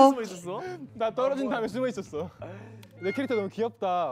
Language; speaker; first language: Korean; native; Korean